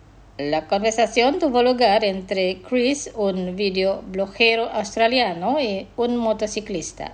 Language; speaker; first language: Spanish; non-native, fluent; Indonesian